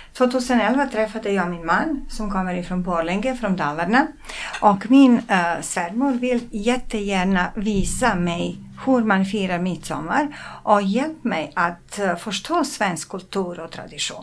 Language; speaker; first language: Swedish; non-native, fluent; Serbian